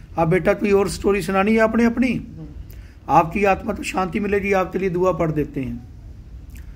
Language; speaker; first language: Hindi; non-native, local second language; Punjabi